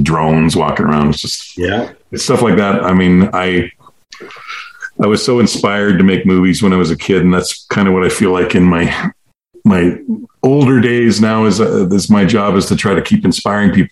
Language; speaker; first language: English; native; English